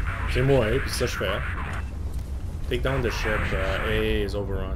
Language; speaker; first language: French; native; French